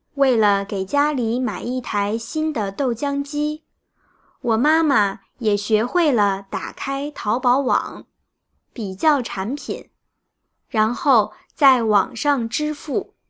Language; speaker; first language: Chinese; native; Chinese